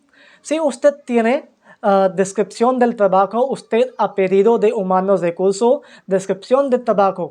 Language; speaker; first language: Spanish; non-native, fluent; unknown